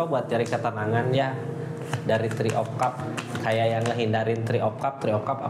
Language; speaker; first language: Indonesian; native; Indonesian